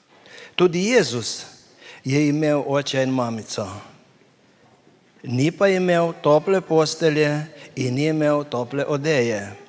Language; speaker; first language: Slovenian; native; Slovenian